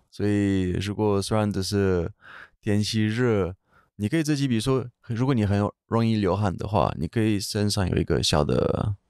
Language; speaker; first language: Chinese; non-native, fluent; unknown